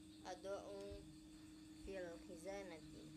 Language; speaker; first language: Arabic; non-native, learner; Javanese